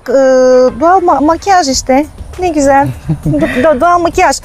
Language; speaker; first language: Turkish; non-native, fluent; Bulgarian